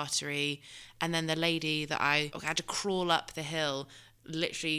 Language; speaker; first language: English; native; English